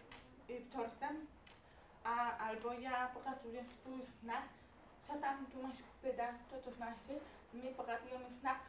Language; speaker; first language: Polish; non-native, local second language; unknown